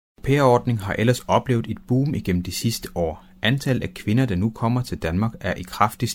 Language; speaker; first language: Danish; native; Danish